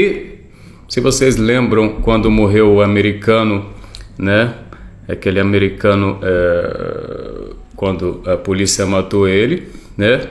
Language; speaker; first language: Portuguese; non-native, fluent; Arabic